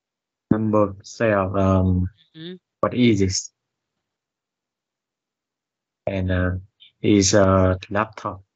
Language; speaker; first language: English; non-native, learner; Vietnamese